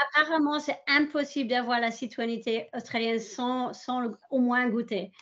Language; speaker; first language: French; non-native, fluent; English